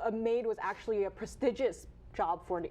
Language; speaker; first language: English; native; English